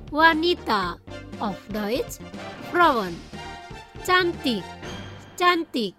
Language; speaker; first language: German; non-native, fluent; Indonesian